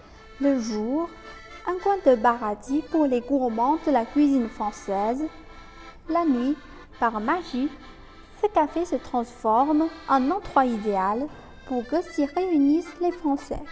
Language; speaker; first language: French; non-native, fluent; Chinese